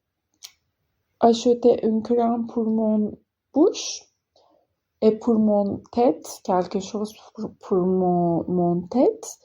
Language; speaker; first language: French; non-native, learner; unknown